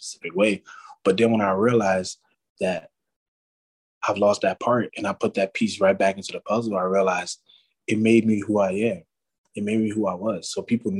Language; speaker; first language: English; native; English